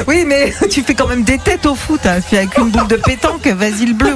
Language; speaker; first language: French; native; French